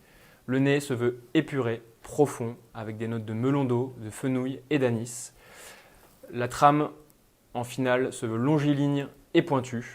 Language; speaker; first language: French; native; French